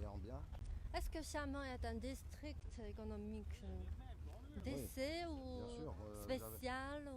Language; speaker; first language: French; non-native, fluent; Chinese